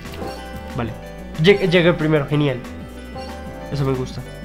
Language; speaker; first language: Spanish; native; Spanish